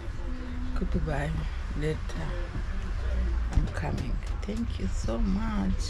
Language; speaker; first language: English; non-native, learner; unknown